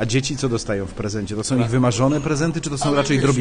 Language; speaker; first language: Polish; native; Polish